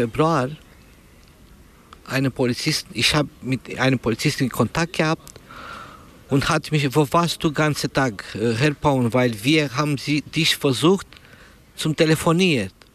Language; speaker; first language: German; non-native, learner; Romanian